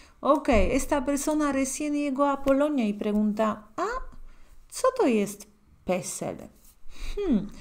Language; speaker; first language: Spanish; non-native, fluent; Polish